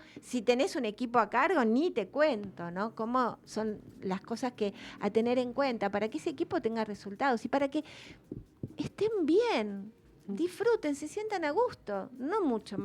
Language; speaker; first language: Spanish; native; Spanish